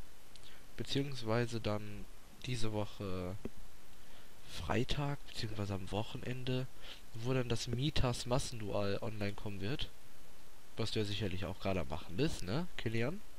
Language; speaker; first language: German; native; German